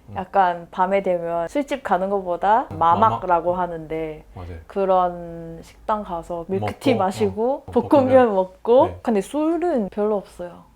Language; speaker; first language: Korean; non-native, fluent; Malay